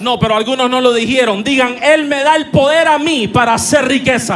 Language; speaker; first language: Spanish; native; Spanish